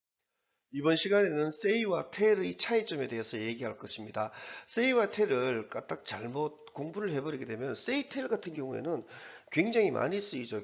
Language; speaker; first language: Korean; native; Korean